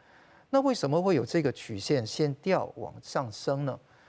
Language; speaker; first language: Chinese; non-native, local second language; Cantonese